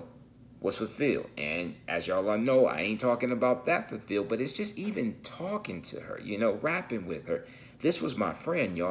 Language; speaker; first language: English; native; English